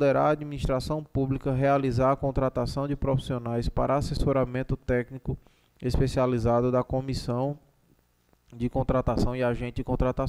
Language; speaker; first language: Portuguese; native; Portuguese